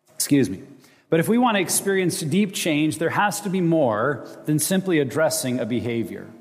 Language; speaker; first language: English; native; English